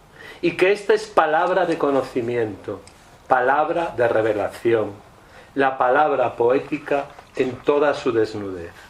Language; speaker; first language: Spanish; native; Spanish